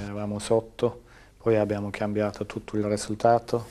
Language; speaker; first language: Italian; non-native, fluent; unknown